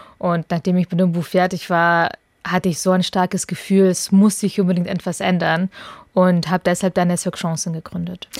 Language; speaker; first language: German; early bilingual, other home language; Russian